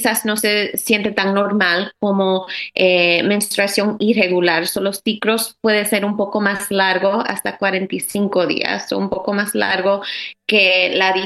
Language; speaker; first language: Spanish; early bilingual, heritage; Spanish